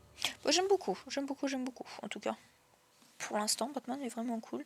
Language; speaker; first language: French; native; French